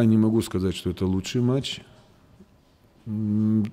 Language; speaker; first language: Russian; native; Russian